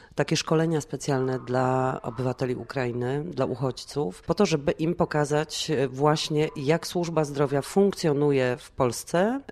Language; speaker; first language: Polish; native; Polish